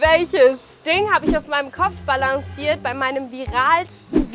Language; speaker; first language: German; early bilingual, other home language; Turkish